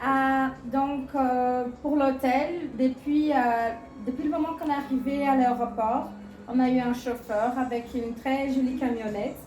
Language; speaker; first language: French; non-native, fluent; Portuguese